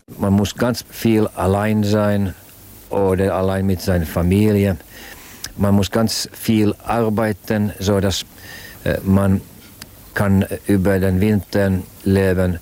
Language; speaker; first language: German; non-native, learner; Finnish